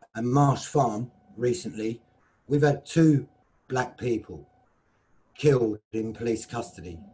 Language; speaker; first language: English; native; English